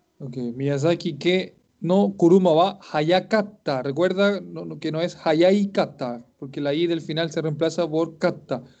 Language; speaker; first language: Spanish; native; Spanish